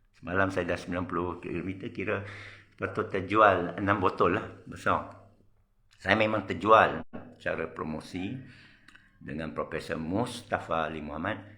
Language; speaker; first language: Malay; non-native, local second language; Chinese